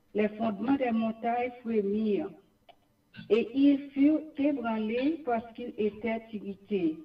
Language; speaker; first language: French; non-native, local second language; Haitian Creole